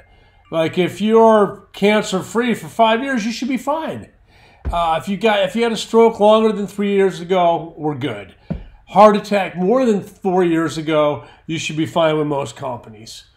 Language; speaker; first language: English; native; English